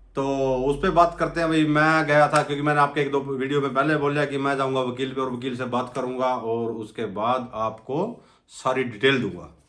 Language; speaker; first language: Hindi; native; Hindi